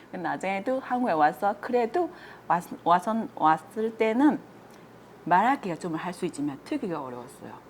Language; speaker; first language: Korean; non-native, fluent; Chinese